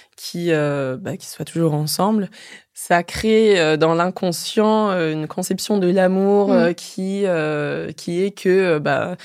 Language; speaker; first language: French; native; French